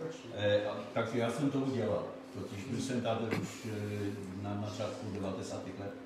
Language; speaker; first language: Czech; non-native, fluent; Polish